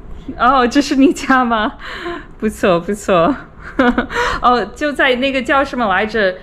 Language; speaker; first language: Chinese; non-native, fluent; English